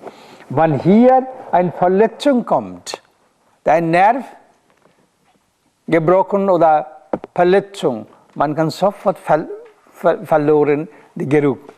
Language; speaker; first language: German; non-native, learner; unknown